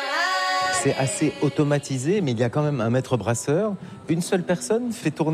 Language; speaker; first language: French; native; French